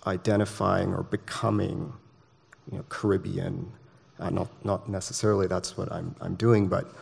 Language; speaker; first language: English; native; English